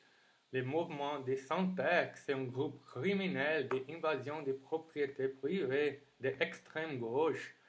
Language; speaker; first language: French; non-native, fluent; Portuguese